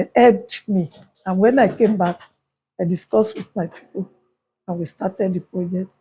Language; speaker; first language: English; non-native, local second language; Yoruba